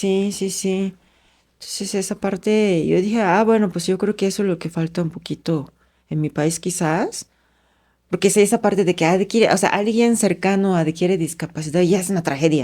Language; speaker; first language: Spanish; non-native, fluent; Japanese